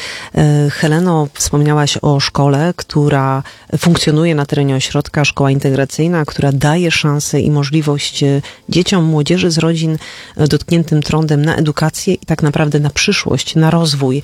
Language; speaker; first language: Polish; native; Polish